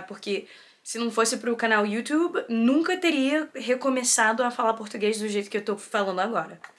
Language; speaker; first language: Portuguese; early bilingual, heritage; Portuguese